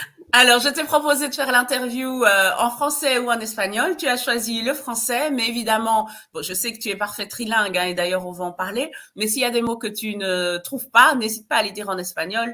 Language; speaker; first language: French; native; French